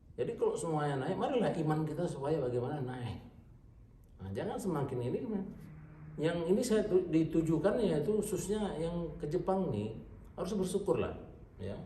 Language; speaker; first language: Indonesian; native; Indonesian